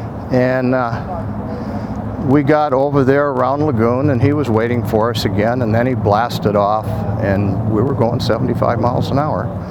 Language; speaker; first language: English; native; English